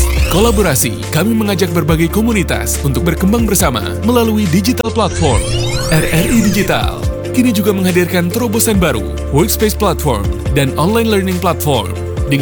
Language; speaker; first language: Indonesian; native; Indonesian